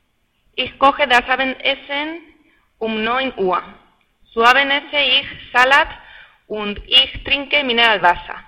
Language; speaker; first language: German; non-native, learner; Spanish